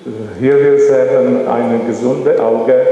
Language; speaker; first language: German; non-native, learner; Czech